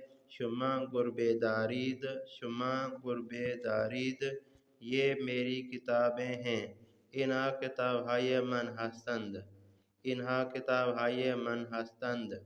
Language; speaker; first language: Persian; non-native, fluent; Urdu